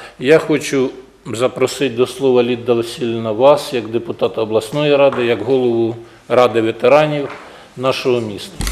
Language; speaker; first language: Ukrainian; native; Ukrainian